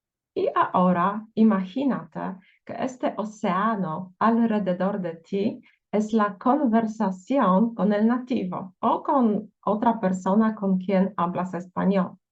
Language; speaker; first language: Spanish; non-native, fluent; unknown